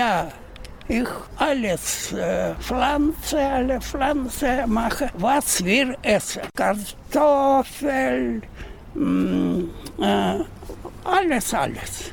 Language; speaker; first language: German; non-native, learner; Russian